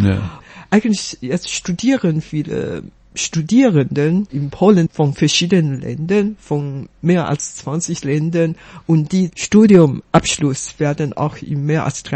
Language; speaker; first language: German; non-native, fluent; Chinese